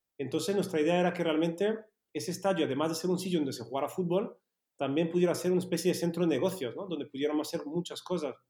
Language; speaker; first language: Spanish; early bilingual, heritage; Spanish